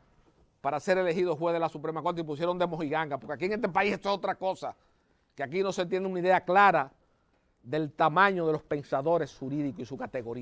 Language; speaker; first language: Spanish; native; Spanish